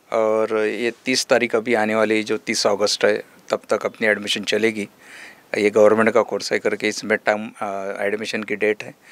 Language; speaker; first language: Hindi; non-native, local second language; Marathi